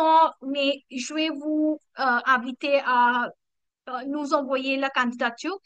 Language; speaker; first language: French; non-native, learner; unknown